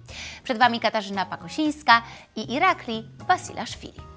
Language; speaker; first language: Polish; native; Polish